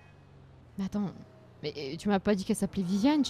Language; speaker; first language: French; native; French